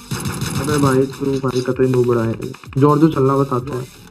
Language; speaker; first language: Hindi; native; Hindi